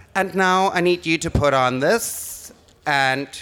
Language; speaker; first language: English; non-native, fluent; Danish